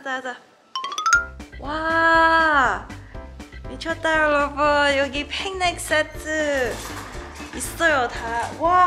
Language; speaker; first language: Korean; non-native, learner; Cantonese